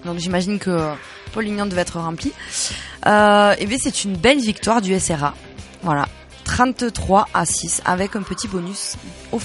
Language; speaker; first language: French; native; French